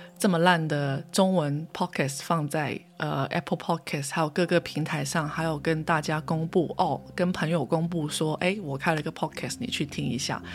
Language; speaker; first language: Chinese; non-native, local second language; Cantonese